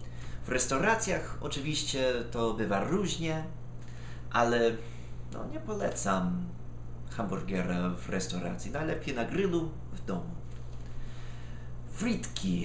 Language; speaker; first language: Polish; non-native, fluent; English